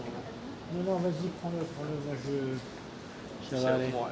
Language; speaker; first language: French; native; French